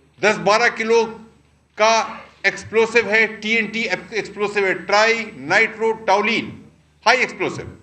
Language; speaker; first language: Urdu; non-native, local second language; Pashto